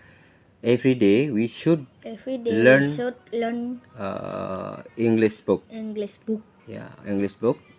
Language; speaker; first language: English; non-native, learner; Balinese